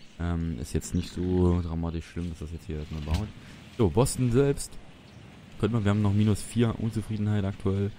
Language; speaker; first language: German; native; German